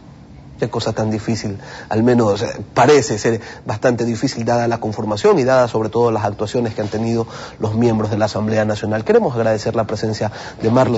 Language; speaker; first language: Spanish; native; Spanish